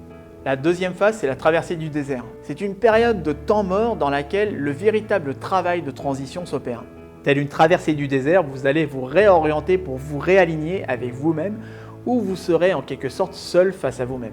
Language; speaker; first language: French; native; French